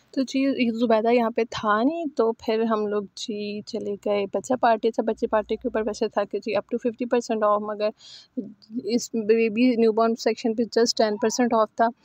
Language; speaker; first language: Urdu; native; Urdu